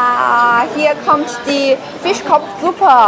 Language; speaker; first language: German; non-native, fluent; Chinese